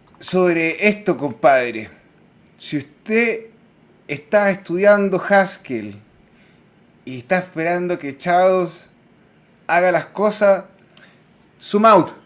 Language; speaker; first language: Spanish; native; Spanish